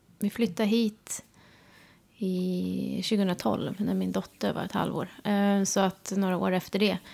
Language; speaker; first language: Swedish; native; Swedish